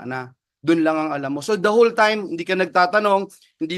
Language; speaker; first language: Filipino; native; Filipino